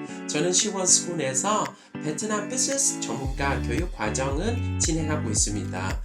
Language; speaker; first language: Korean; non-native, fluent; Vietnamese